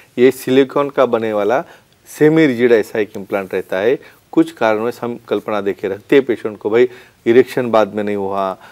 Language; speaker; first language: Hindi; non-native, local second language; Marathi